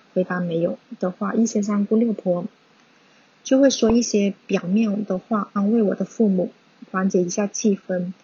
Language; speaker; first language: Chinese; non-native, local second language; Cantonese